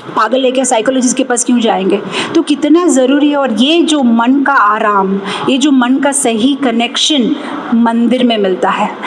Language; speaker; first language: Hindi; non-native, local second language; Telugu